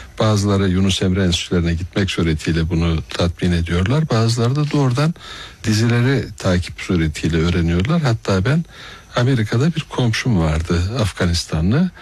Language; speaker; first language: Turkish; native; Turkish